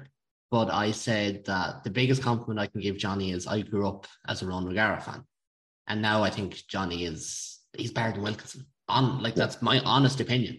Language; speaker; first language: English; native; English